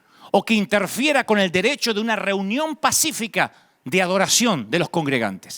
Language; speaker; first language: Spanish; native; Spanish